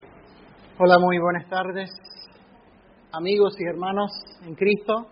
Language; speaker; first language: Spanish; non-native, fluent; English